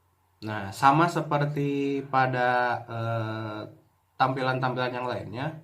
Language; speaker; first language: Indonesian; native; Indonesian